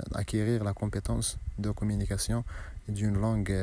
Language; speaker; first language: French; non-native, local second language; Arabic